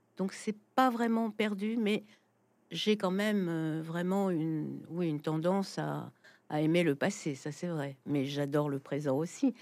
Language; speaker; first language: French; native; French